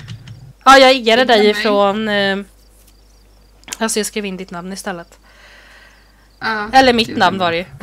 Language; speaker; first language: Swedish; native; Swedish